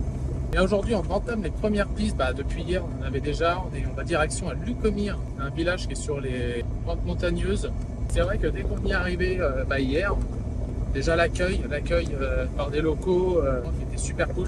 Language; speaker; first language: French; native; French